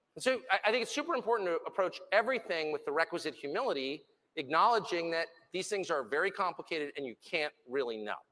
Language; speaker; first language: English; native; English